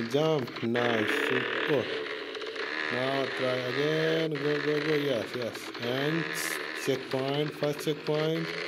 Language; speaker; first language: English; non-native, learner; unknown